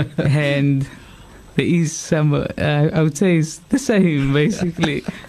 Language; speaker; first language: English; native; English